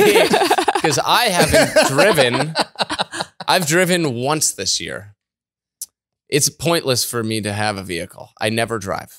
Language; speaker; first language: English; native; English